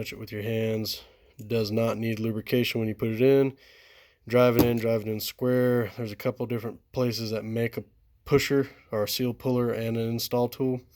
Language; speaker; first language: English; native; English